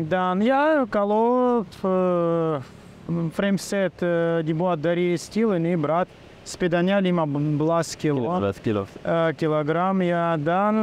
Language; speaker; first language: Indonesian; non-native, learner; Russian